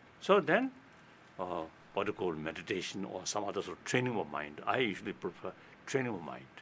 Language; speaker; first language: English; non-native, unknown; Tibetan